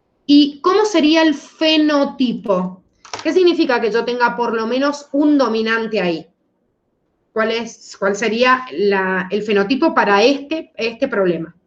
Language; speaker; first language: Spanish; native; Spanish